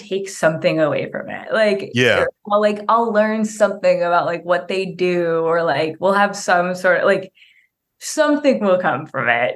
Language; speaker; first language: English; native; English